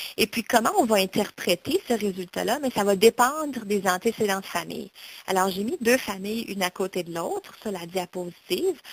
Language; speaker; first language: French; native; French